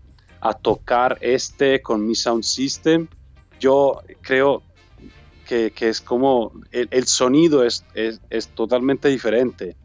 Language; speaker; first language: Spanish; non-native, learner; Italian